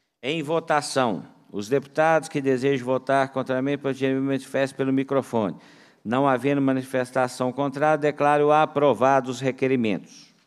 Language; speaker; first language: Portuguese; native; Portuguese